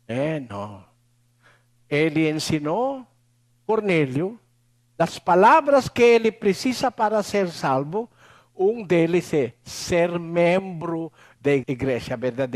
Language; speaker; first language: Portuguese; non-native, learner; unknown